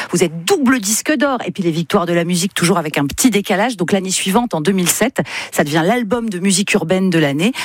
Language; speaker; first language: French; native; French